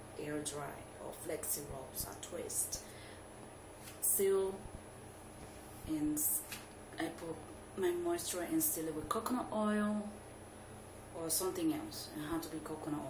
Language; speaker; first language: English; non-native, fluent; Spanish